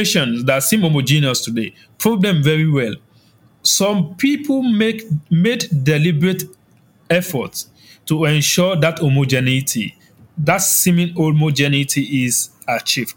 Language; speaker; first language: English; non-native, local second language; Yoruba